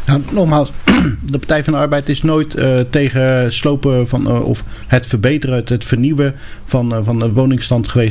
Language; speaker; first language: Dutch; native; Dutch